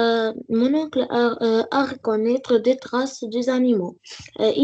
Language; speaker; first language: French; non-native, learner; Arabic